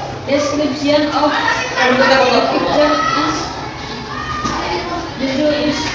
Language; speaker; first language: English; non-native, learner; Indonesian